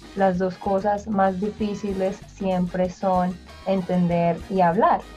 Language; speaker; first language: Spanish; native; Spanish